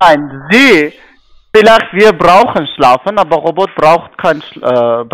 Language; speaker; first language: German; non-native, learner; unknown